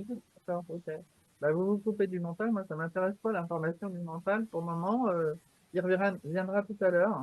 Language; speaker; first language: French; native; French